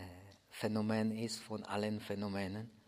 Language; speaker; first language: German; non-native, fluent; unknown